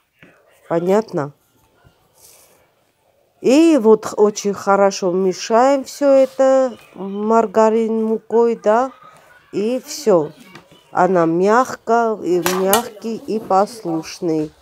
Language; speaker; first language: Russian; non-native, fluent; Armenian